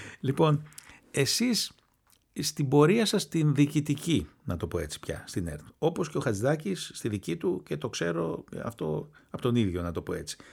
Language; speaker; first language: Greek; native; Greek